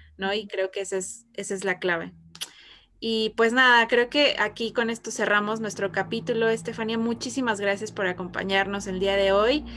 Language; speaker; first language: Spanish; native; Spanish